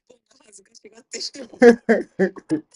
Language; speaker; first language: Japanese; non-native, fluent; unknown